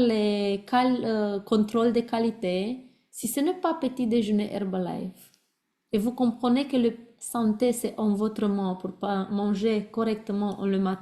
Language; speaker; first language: French; non-native, learner; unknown